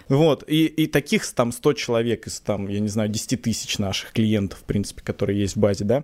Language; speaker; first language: Russian; native; Russian